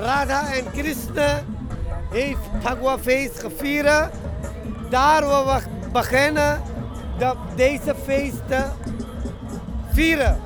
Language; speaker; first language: Dutch; non-native, local second language; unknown